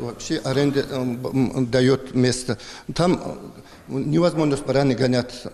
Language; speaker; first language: Russian; non-native, local second language; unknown